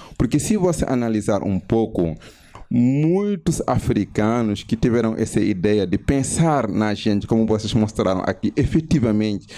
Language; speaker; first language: Portuguese; non-native, fluent; Wolof